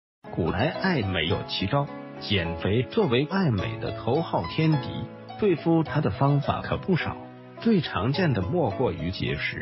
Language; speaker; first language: Chinese; native; Chinese